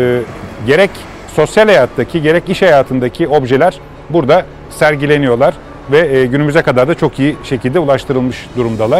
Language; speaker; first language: Turkish; native; Turkish